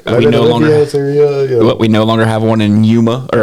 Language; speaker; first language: English; native; English